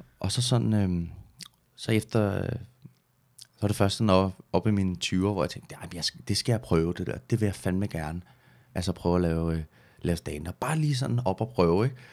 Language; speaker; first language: Danish; native; Danish